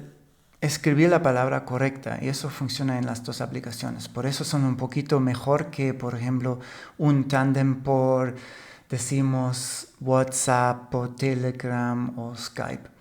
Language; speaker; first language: Spanish; non-native, fluent; German